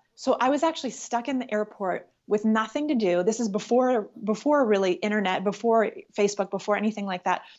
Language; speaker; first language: English; native; English